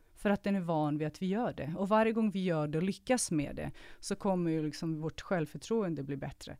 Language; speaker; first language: Swedish; early bilingual, other home language; Serbian